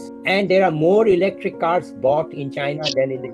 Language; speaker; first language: English; non-native, local second language; Hindi